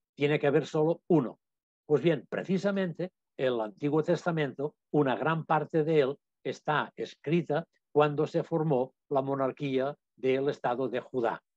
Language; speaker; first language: Spanish; non-native, local second language; Catalan